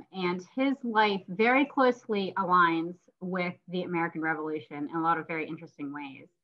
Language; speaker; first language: English; native; English